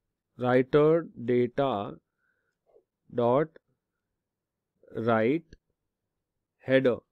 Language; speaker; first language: English; non-native, local second language; Hindi